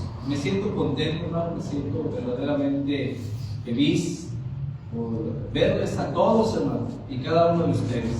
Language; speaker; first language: Spanish; native; Spanish